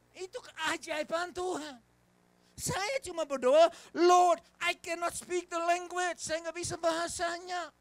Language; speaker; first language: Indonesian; non-native, fluent; English